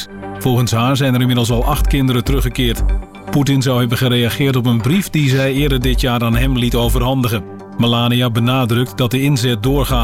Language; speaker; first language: Dutch; native; Dutch